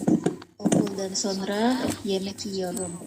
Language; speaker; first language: Turkish; non-native, learner; Indonesian